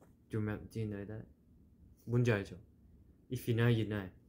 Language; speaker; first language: English; early bilingual, other home language; Korean